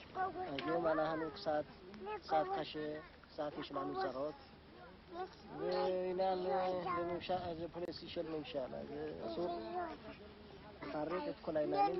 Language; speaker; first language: Hebrew; non-native, learner; Amharic